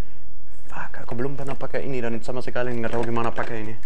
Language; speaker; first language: Indonesian; non-native, fluent; German